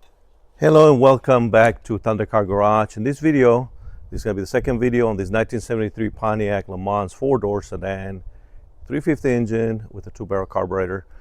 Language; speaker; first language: English; native; English